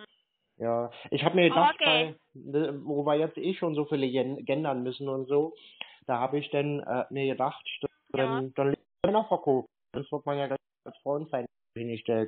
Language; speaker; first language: German; native; German